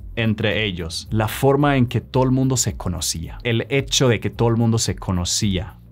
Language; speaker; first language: Spanish; non-native, fluent; Swedish